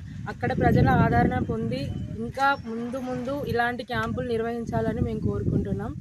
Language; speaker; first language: Telugu; native; Telugu